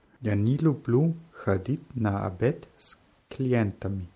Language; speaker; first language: Russian; non-native, learner; German